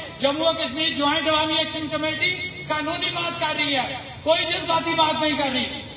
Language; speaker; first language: Urdu; non-native, local second language; Pahari-Potwari